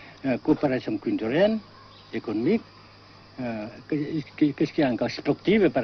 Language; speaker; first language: French; non-native, local second language; Vietnamese